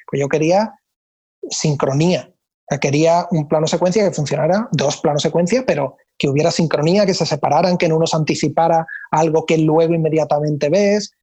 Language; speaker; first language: Spanish; native; Spanish